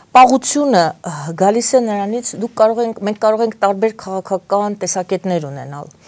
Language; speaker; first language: Armenian; native; Armenian